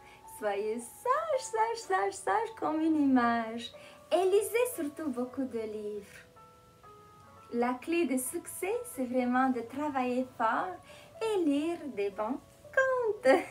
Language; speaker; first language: French; non-native, fluent; Romanian